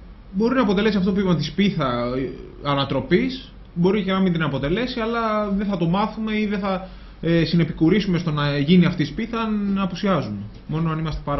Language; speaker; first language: Greek; native; Greek